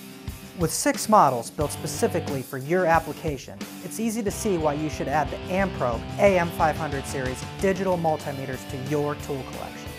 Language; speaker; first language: English; native; English